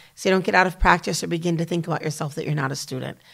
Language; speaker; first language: English; native; English